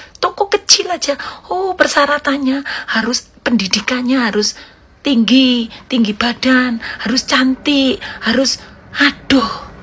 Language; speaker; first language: Indonesian; native; Indonesian